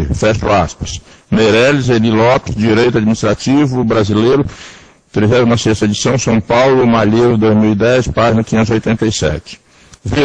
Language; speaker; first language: Portuguese; native; Portuguese